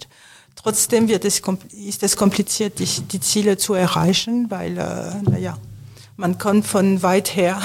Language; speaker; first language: German; non-native, fluent; French